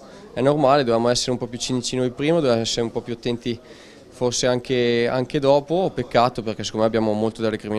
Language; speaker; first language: Italian; native; Italian